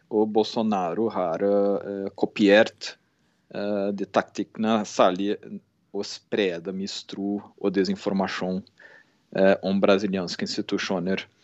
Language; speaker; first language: Norwegian; non-native, fluent; Portuguese